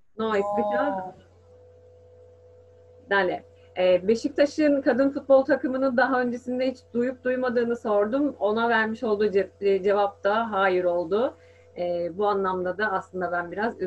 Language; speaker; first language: Turkish; native; Turkish